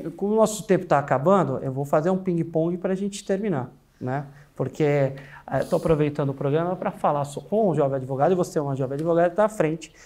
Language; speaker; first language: Portuguese; native; Portuguese